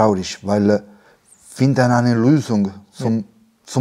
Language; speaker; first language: German; non-native, learner; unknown